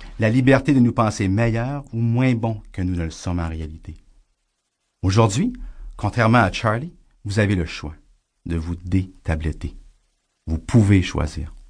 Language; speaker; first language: French; native; French